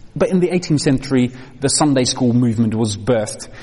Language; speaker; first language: English; non-native, fluent; Dutch